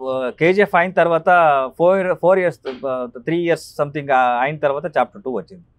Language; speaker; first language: Telugu; non-native, local second language; Kannada